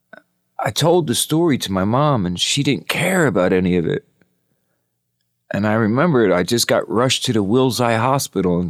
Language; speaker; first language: English; native; English